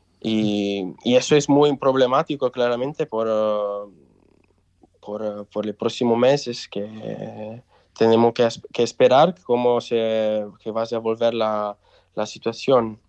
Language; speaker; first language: Spanish; non-native, local second language; Italian